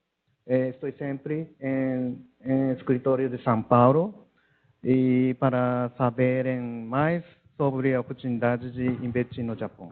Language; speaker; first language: Portuguese; non-native, learner; Japanese